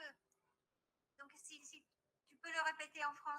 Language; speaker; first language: French; non-native, fluent; Italian